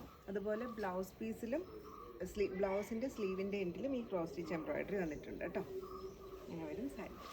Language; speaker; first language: Malayalam; native; Malayalam